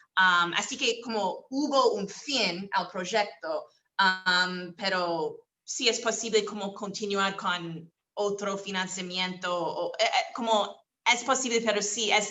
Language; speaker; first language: Spanish; non-native, fluent; English